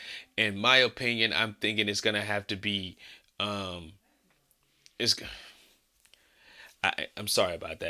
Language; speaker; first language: English; native; English